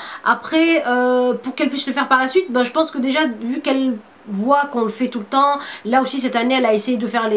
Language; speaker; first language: French; native; French